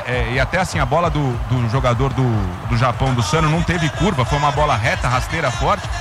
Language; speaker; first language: Portuguese; native; Portuguese